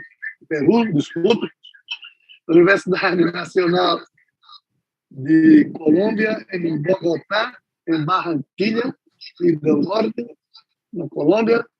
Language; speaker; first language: Portuguese; non-native, fluent; Spanish